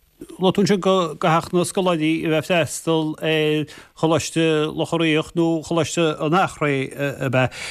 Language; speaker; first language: Irish; native; Irish